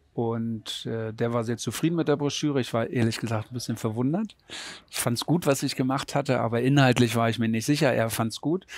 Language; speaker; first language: German; native; German